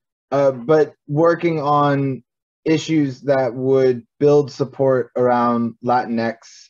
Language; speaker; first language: English; native; English